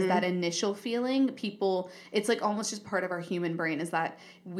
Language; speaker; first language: English; native; English